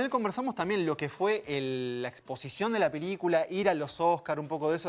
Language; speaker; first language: Spanish; native; Spanish